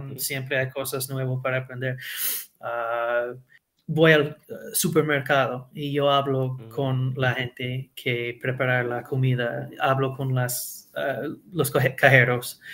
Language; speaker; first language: Spanish; non-native, learner; English